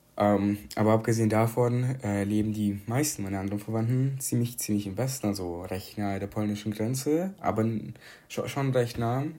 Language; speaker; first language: German; early bilingual, other home language; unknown